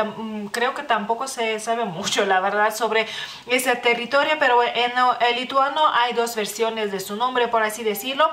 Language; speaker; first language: Spanish; non-native, fluent; Lithuanian